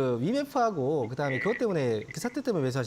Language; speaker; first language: Korean; native; Korean